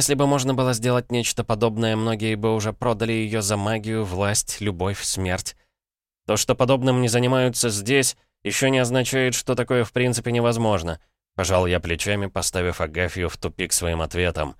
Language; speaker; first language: Russian; native; Russian